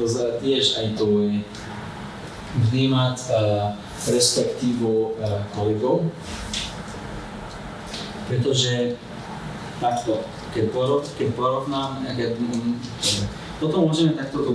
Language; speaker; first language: Slovak; non-native, fluent; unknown